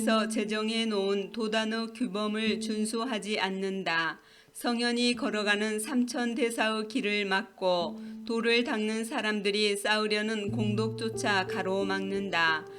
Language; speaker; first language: Korean; native; Korean